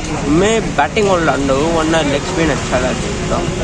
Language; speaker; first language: Hindi; non-native, local second language; Bangla